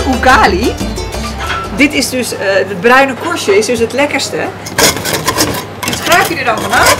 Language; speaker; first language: Dutch; native; Dutch